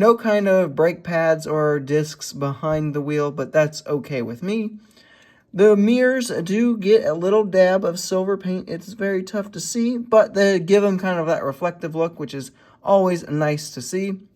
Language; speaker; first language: English; native; English